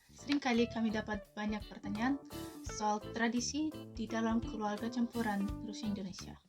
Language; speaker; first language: Malay; non-native, fluent; Russian